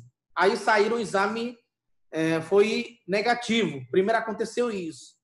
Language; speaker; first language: Portuguese; non-native, local second language; Yanomámi